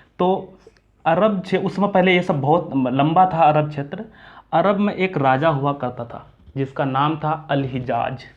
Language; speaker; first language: Hindi; native; Hindi